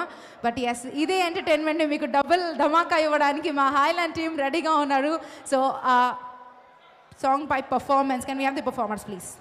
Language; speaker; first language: Telugu; native; Telugu